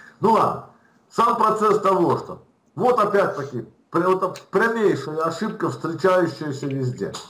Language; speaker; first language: Russian; native; Russian